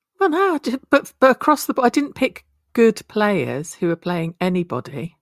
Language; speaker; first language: English; native; English